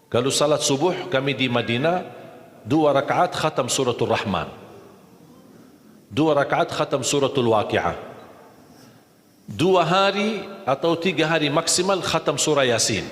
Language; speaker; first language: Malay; non-native, fluent; Arabic